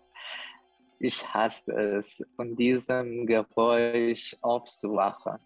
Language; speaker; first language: German; non-native, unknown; Persian